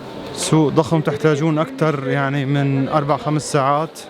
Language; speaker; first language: Arabic; native; Arabic